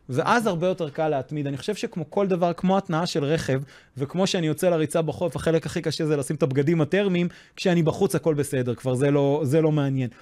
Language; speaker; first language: Hebrew; non-native, fluent; English